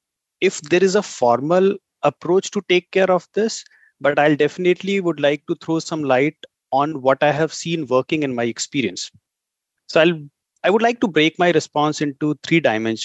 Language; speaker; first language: English; non-native, local second language; Hindi